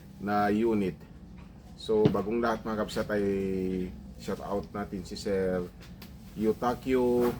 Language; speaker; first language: Filipino; non-native, local second language; Iloko